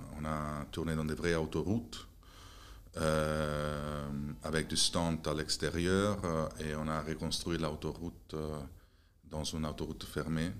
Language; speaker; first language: French; non-native, fluent; Italian